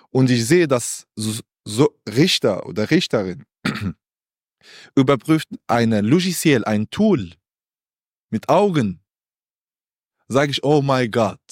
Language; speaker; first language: German; non-native, learner; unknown